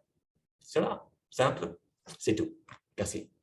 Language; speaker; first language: French; non-native, fluent; English